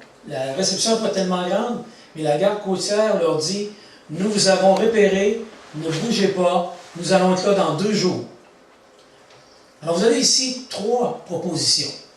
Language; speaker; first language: French; native; French